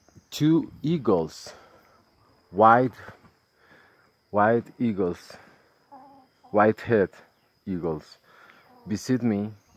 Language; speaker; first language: English; non-native, learner; Spanish